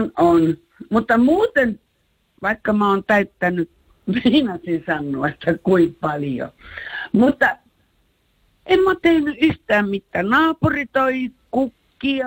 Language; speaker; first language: Finnish; early bilingual, heritage; Finnish